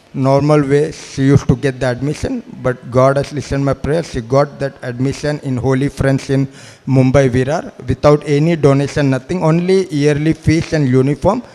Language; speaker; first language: English; non-native, local second language; Malayalam